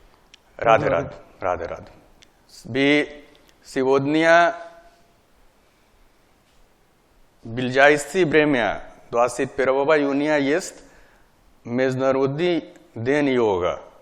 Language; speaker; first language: Russian; non-native, learner; Hindi